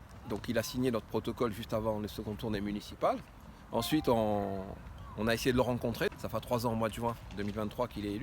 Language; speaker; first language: French; native; French